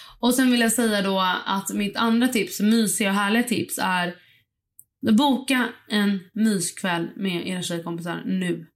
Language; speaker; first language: Swedish; early bilingual, other home language; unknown